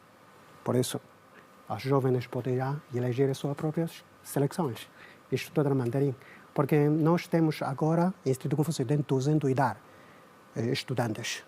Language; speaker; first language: Portuguese; non-native, learner; Chinese